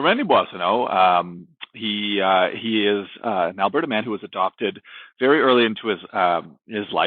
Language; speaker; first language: English; native; English